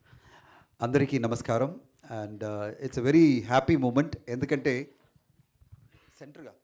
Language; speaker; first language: Telugu; non-native, learner; Tamil